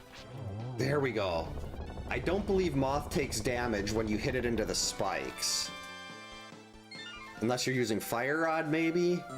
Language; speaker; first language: English; native; English